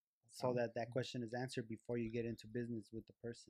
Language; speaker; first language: English; early bilingual, other home language; Spanish